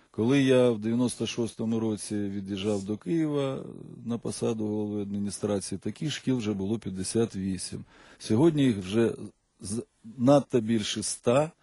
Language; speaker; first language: Ukrainian; non-native, local second language; Russian